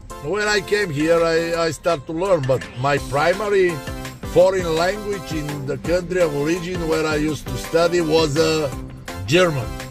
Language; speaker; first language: English; non-native, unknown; Bulgarian